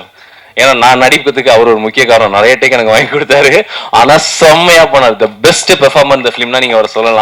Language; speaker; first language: Tamil; native; Tamil